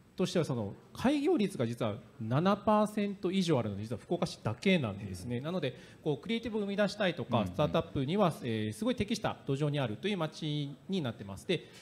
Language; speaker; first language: Japanese; native; Japanese